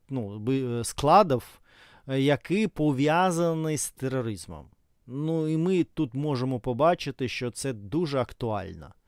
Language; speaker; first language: Ukrainian; non-native, fluent; Russian